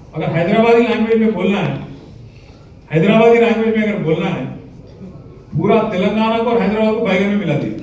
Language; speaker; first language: Hindi; non-native, local second language; Telugu